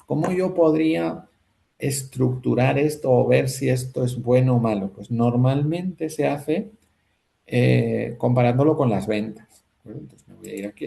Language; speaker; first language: Spanish; native; Spanish